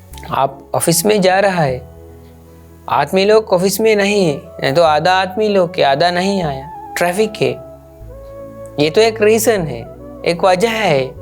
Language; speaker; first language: Hindi; non-native, local second language; Sinhala